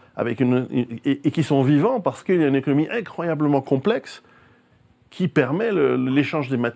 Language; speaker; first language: French; native; French